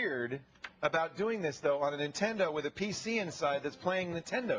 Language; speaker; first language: English; native; English